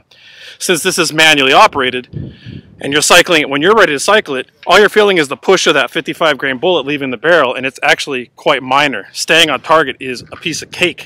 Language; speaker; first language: English; native; English